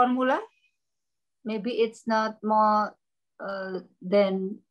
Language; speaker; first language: English; non-native, learner; Indonesian